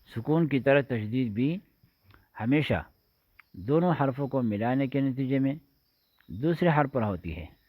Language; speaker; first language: Urdu; native; Urdu